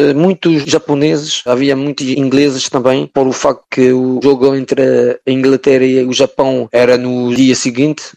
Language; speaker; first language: Portuguese; early bilingual, heritage; French